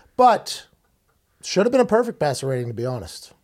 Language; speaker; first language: English; native; English